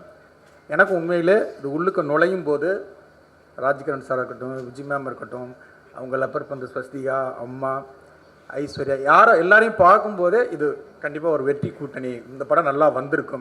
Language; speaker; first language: Tamil; native; Tamil